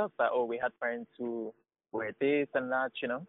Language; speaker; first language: English; non-native, local second language; Igbo